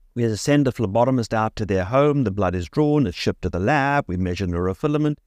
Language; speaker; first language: English; native; English